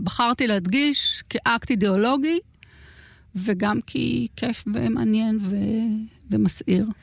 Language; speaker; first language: Hebrew; native; Hebrew